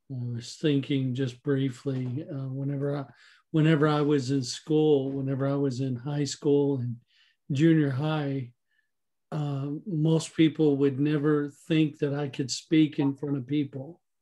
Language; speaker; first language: English; native; English